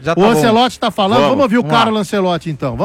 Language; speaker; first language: Portuguese; native; Portuguese